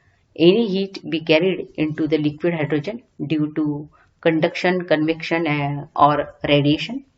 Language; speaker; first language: English; non-native, local second language; Marathi